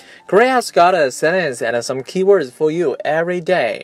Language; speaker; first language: English; non-native, fluent; Chinese